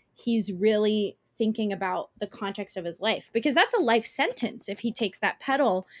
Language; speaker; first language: English; early bilingual, other home language; Italian